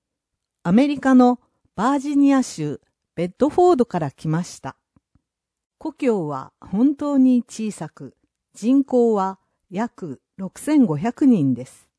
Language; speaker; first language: Japanese; non-native, fluent; English